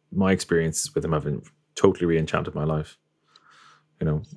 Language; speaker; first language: English; native; English